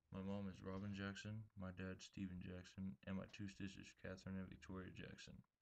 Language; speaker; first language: English; native; English